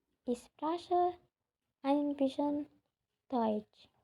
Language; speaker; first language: German; non-native, learner; Indonesian